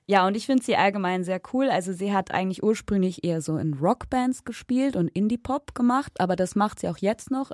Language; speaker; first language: German; native; German